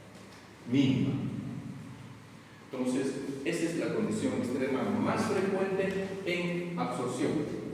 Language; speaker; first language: Spanish; native; Spanish